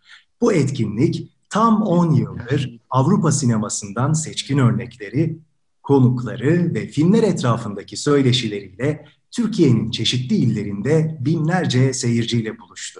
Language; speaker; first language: Turkish; native; Turkish